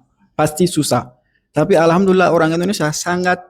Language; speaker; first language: Indonesian; non-native, learner; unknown